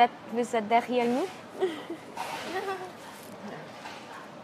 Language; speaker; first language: French; non-native, fluent; Thai